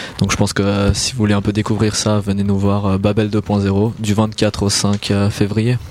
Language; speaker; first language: French; native; French